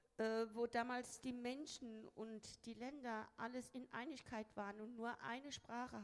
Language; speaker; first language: German; non-native, fluent; Spanish